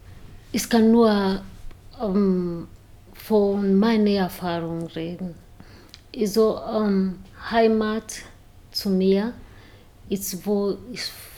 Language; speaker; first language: German; non-native, learner; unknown